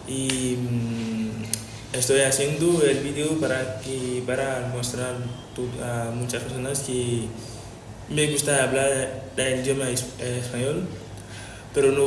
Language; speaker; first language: Spanish; non-native, learner; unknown